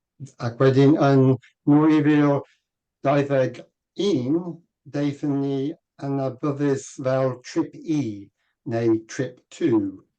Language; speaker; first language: Welsh; non-native, learner; English